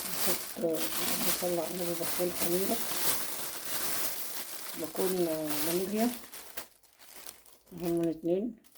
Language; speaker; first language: Arabic; native; Arabic